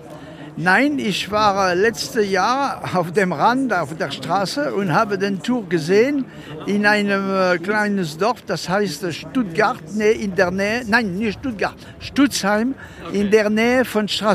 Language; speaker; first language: German; non-native, fluent; French